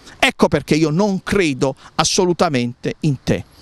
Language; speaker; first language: Italian; native; Italian